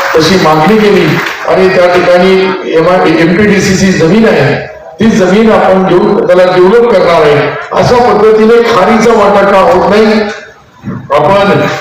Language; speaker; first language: Marathi; non-native, local second language; Urdu